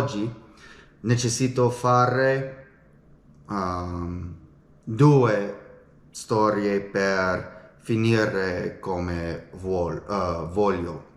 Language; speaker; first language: Italian; non-native, learner; English